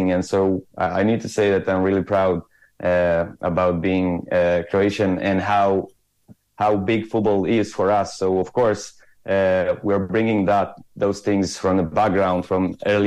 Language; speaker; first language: English; non-native, fluent; Croatian